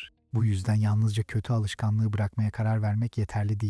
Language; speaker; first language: Turkish; native; Turkish